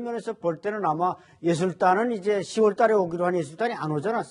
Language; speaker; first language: Korean; native; Korean